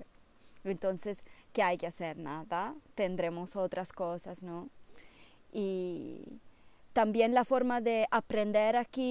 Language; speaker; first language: Spanish; non-native, fluent; Italian